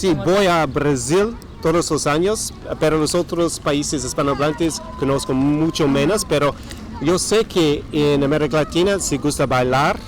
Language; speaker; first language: Spanish; non-native, fluent; English